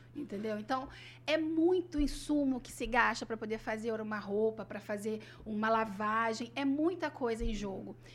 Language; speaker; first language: Portuguese; native; Portuguese